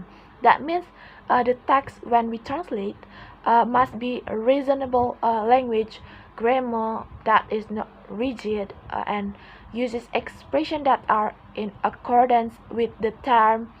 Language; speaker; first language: English; non-native, learner; Indonesian